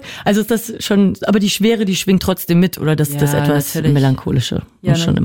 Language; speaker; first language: German; native; German